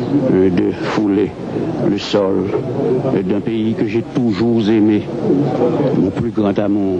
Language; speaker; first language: French; non-native, local second language; Haitian Creole